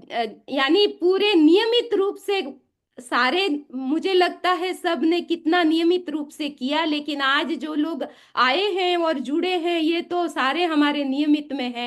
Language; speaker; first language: Hindi; native; Hindi